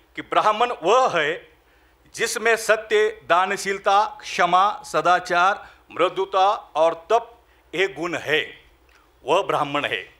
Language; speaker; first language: Hindi; non-native, local second language; Marathi